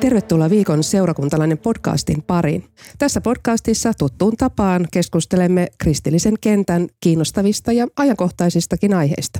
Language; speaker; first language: Finnish; native; Finnish